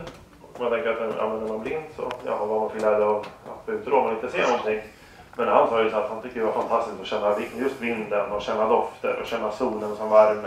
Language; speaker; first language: Swedish; native; Swedish